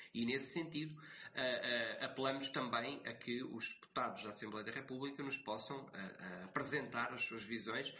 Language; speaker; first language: Portuguese; native; Portuguese